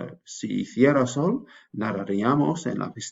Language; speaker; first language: Spanish; non-native, fluent; English